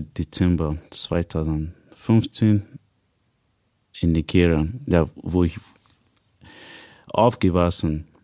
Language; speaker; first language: German; non-native, learner; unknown